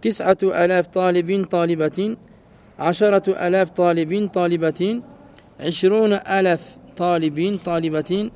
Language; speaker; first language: Arabic; non-native, learner; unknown